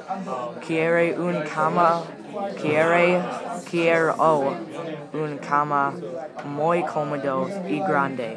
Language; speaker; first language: Spanish; non-native, learner; English